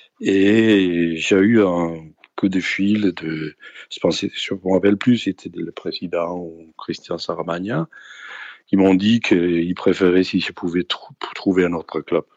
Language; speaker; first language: French; non-native, fluent; Danish